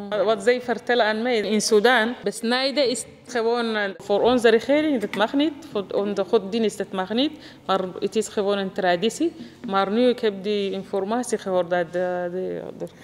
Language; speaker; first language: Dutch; non-native, learner; Arabic